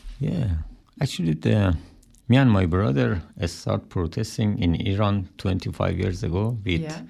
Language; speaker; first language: English; non-native, learner; Persian